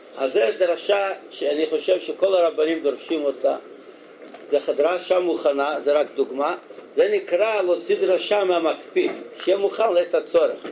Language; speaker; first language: Hebrew; native; Hebrew